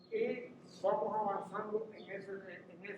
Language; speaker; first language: Spanish; native; Spanish